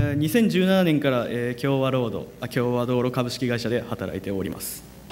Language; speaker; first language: Japanese; native; Japanese